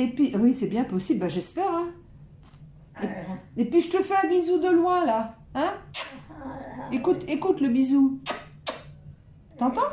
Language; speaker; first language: French; native; French